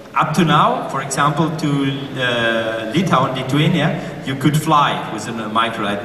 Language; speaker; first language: English; non-native, fluent; German